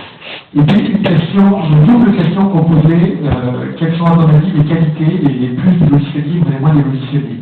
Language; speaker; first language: French; native; French